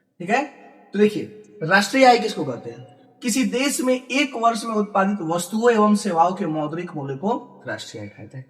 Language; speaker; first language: Hindi; native; Hindi